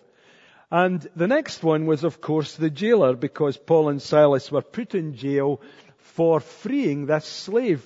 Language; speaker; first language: English; native; English